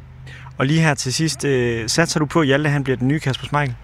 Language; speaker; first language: Danish; native; Danish